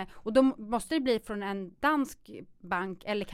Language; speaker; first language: Swedish; native; Swedish